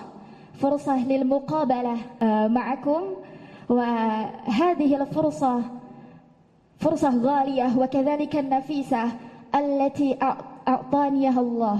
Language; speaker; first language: Arabic; non-native, fluent; Indonesian